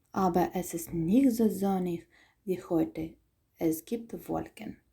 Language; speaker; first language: German; non-native, fluent; Ukrainian